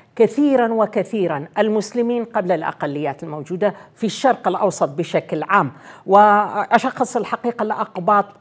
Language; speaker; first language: Arabic; native; Arabic